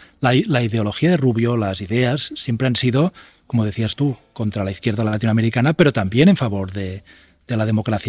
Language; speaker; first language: Spanish; native; Spanish